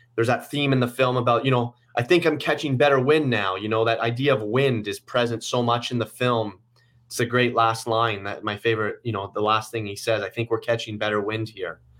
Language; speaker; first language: English; native; English